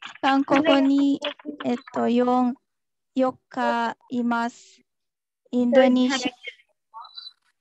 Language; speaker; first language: Japanese; non-native, learner; Filipino